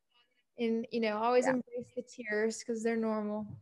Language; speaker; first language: English; native; English